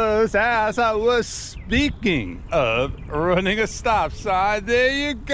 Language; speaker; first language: English; native; English